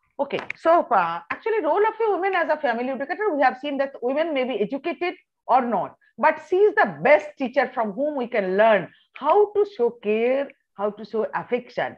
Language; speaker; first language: English; non-native, local second language; Bangla